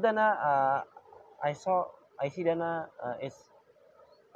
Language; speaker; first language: English; non-native, learner; Indonesian